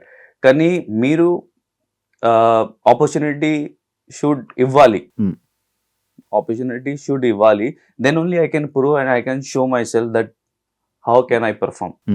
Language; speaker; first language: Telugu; non-native, learner; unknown